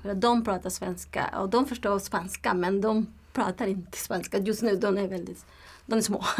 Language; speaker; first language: Swedish; non-native, fluent; Spanish